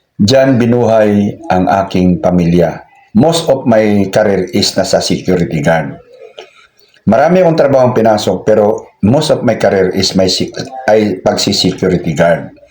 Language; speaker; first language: Filipino; non-native, local second language; Cebuano